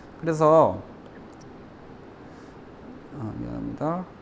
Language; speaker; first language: Korean; native; Korean